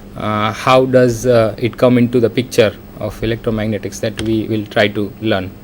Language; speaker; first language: English; non-native, local second language; Gujarati